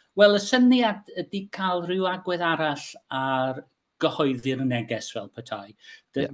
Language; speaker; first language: Welsh; non-native, local second language; English